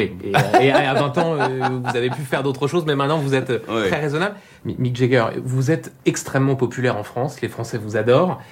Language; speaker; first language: French; native; French